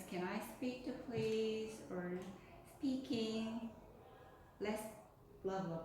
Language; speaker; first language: English; non-native, fluent; Korean